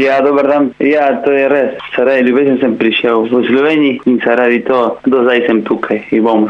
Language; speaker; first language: Slovenian; non-native, learner; Spanish